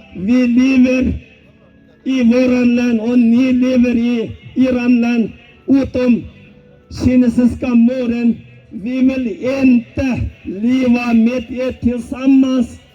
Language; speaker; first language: Swedish; non-native, learner; Uyghur